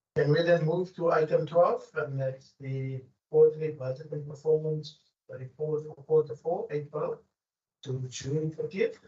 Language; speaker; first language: English; non-native, local second language; Afrikaans